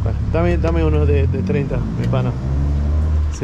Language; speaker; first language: Spanish; non-native, learner; English